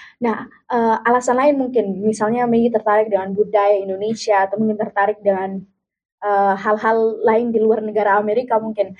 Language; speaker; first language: Indonesian; native; Indonesian